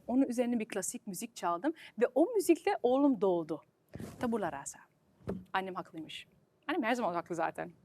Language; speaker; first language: Turkish; early bilingual, heritage; Turkish